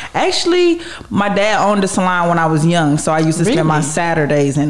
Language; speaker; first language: English; native; English